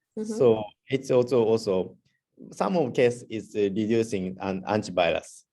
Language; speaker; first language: English; non-native, learner; Japanese